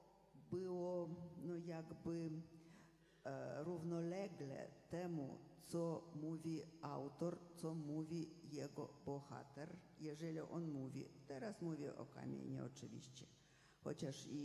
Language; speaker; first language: Polish; non-native, fluent; Russian